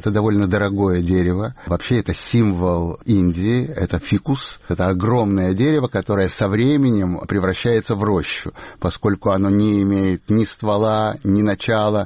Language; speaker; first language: Russian; native; Russian